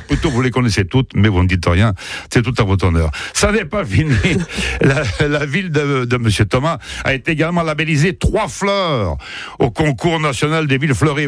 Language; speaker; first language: French; native; French